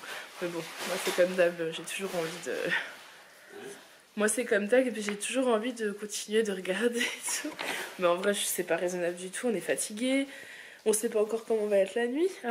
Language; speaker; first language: French; native; French